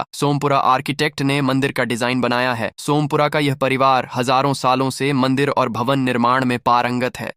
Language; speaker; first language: Hindi; native; Hindi